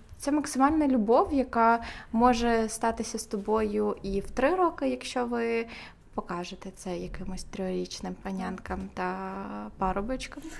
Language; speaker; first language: Ukrainian; native; Ukrainian